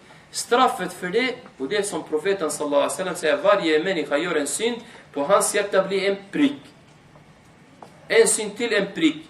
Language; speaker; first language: Swedish; non-native, fluent; Arabic